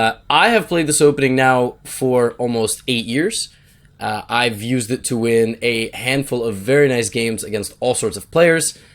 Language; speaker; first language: English; native; English